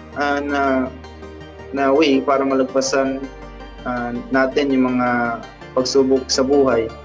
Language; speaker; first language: Filipino; non-native, local second language; Maguindanaon